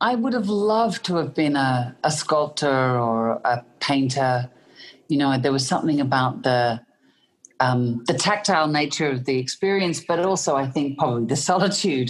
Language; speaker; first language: English; native; English